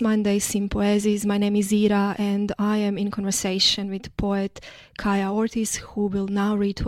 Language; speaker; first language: English; non-native, fluent; Croatian